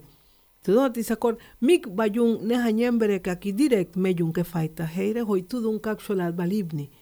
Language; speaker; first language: Hungarian; non-native, fluent; Spanish